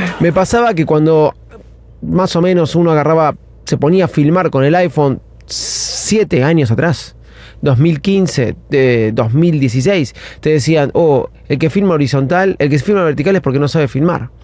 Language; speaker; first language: Spanish; native; Spanish